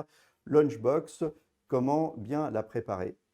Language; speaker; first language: French; native; French